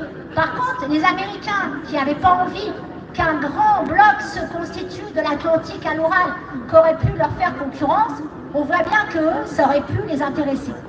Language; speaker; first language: French; native; French